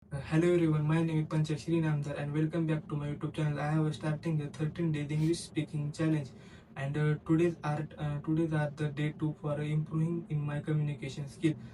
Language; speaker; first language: English; non-native, learner; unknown